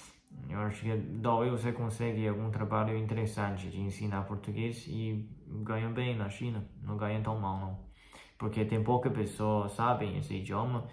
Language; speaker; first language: Portuguese; non-native, fluent; Chinese